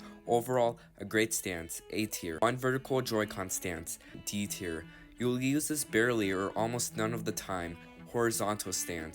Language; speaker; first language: English; native; English